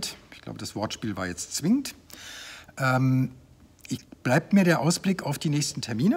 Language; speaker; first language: German; native; German